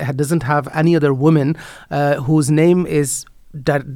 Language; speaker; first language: English; non-native, fluent; Dutch